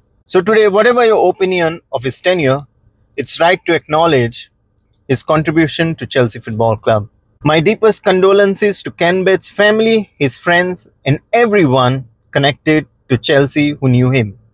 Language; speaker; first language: English; non-native, local second language; Konkani